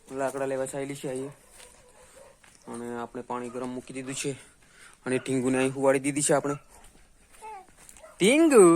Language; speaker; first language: Gujarati; non-native, local second language; Rathawi